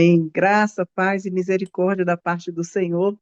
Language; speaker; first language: Portuguese; native; Portuguese